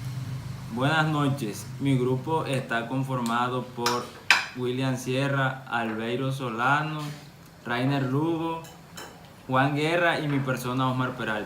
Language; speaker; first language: Spanish; native; Spanish